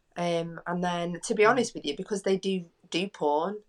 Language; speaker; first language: English; native; English